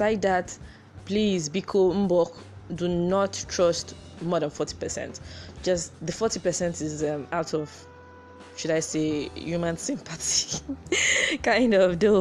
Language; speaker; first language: English; non-native, local second language; Igbo